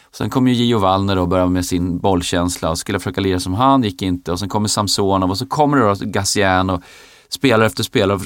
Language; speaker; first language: Swedish; native; Swedish